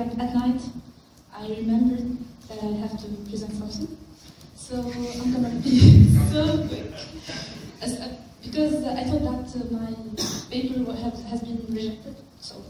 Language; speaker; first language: English; non-native, local second language; Arabic